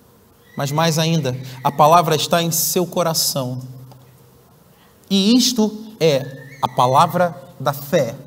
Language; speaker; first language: Portuguese; native; Portuguese